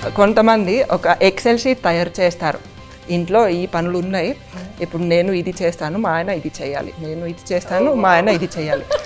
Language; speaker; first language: Telugu; non-native, fluent; Finnish